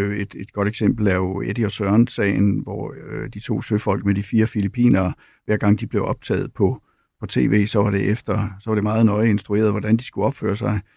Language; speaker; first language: Danish; native; Danish